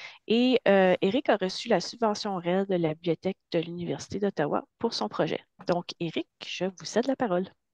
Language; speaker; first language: French; native; French